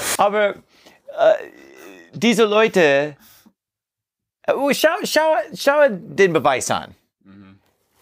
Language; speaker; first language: German; non-native, learner; English